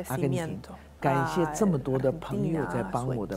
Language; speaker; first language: Spanish; non-native, learner; Chinese